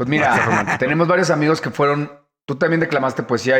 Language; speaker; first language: Spanish; native; Spanish